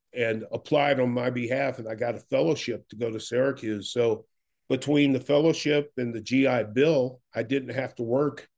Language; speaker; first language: English; native; English